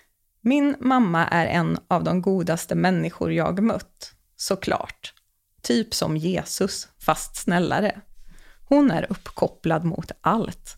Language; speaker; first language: Swedish; native; Swedish